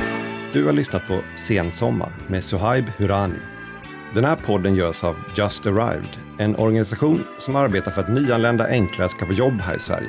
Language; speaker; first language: Swedish; native; Swedish